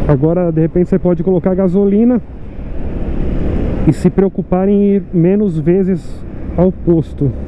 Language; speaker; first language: Portuguese; native; Portuguese